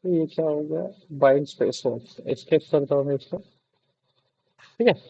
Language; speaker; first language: Hindi; non-native, local second language; Marathi